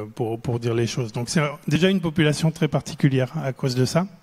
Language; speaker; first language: French; native; French